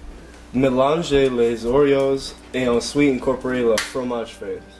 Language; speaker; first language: French; non-native, learner; English